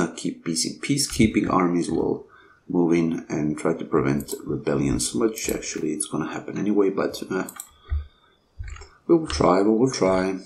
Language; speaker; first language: English; non-native, fluent; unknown